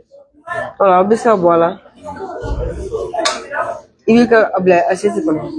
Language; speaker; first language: French; non-native, fluent; Russian